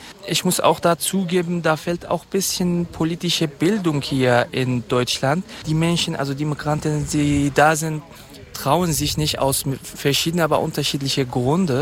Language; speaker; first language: German; non-native, fluent; Kurdish